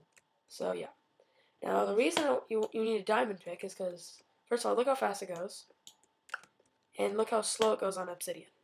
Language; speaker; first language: English; native; English